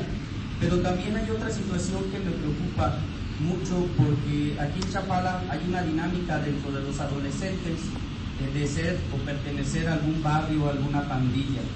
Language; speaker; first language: Spanish; native; Spanish